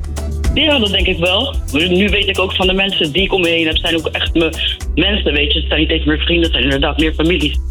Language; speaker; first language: Dutch; native; Dutch